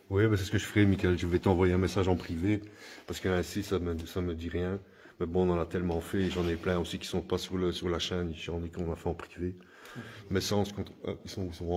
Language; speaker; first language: French; native; French